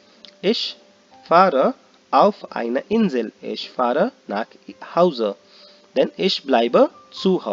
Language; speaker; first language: German; non-native, learner; Hindi